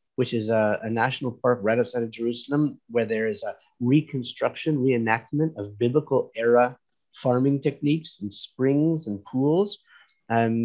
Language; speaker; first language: English; native; English